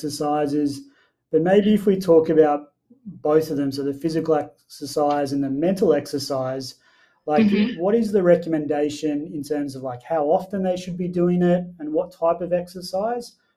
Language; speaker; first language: English; native; English